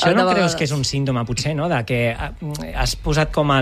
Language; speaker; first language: Catalan; native; Catalan